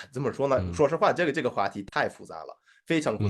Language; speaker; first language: Chinese; non-native, fluent; English